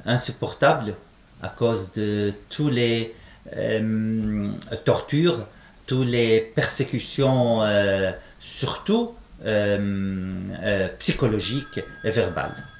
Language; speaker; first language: French; non-native, fluent; Arabic